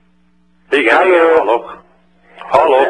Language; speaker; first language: Hungarian; early bilingual, heritage; Portuguese